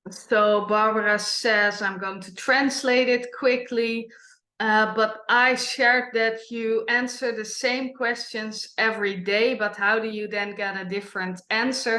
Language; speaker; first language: English; non-native, fluent; Dutch